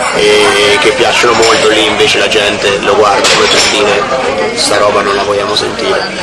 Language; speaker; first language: Italian; native; Italian